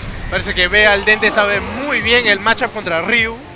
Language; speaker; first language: Spanish; native; Spanish